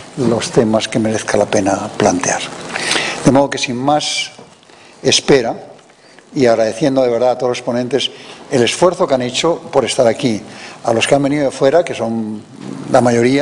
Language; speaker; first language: Spanish; native; Spanish